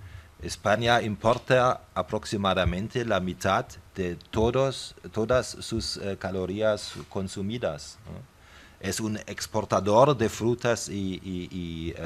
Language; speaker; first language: Spanish; non-native, fluent; German